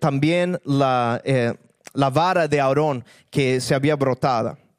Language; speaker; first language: Spanish; early bilingual, other home language; English